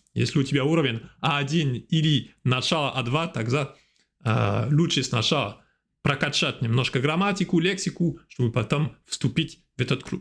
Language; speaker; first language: Russian; non-native, fluent; French